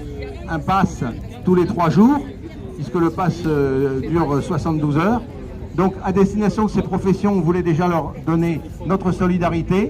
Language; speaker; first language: French; native; French